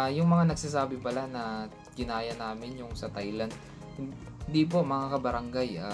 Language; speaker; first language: Filipino; non-native, local second language; Iloko